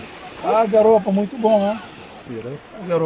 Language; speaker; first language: Portuguese; non-native, local second language; Kabuverdianu